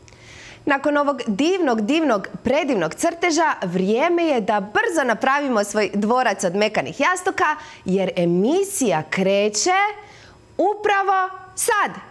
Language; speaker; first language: Croatian; native; Croatian